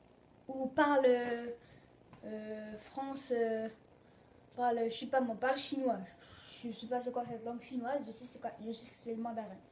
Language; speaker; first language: French; early bilingual, other home language; Portuguese